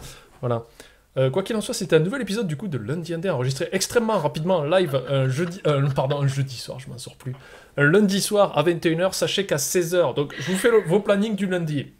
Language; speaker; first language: French; native; French